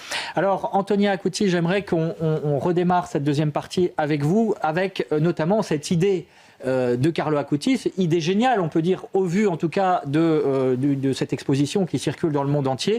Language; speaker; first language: French; native; French